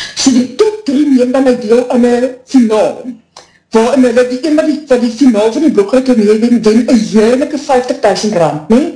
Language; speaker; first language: Afrikaans; native; Afrikaans